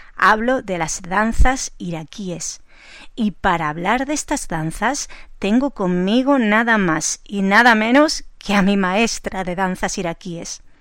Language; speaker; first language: Spanish; native; Spanish